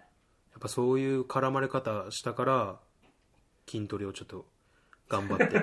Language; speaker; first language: Japanese; native; Japanese